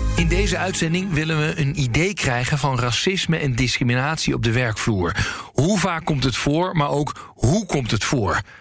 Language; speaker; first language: Dutch; native; Dutch